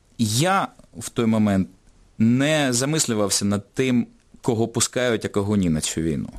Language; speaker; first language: Ukrainian; non-native, local second language; Russian